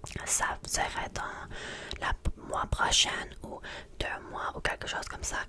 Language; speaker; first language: French; non-native, learner; English